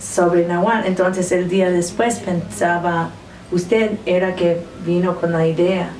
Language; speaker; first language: Spanish; non-native, fluent; English